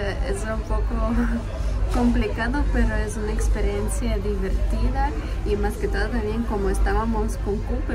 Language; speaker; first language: Spanish; non-native, fluent; Ukrainian